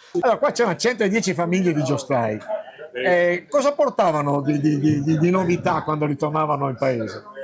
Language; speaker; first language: Italian; native; Italian